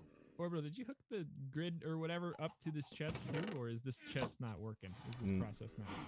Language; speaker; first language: English; native; English